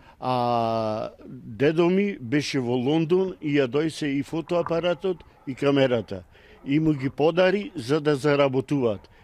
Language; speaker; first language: Macedonian; native; Macedonian